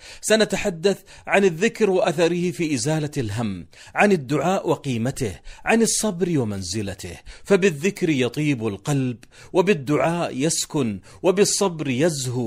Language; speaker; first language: Arabic; native; Arabic